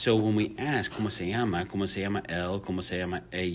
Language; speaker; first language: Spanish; non-native, fluent; English